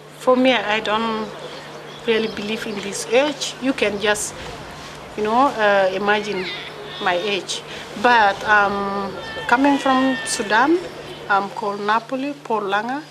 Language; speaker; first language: English; non-native, learner; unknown